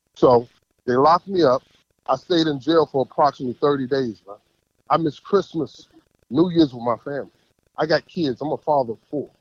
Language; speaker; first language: English; native; English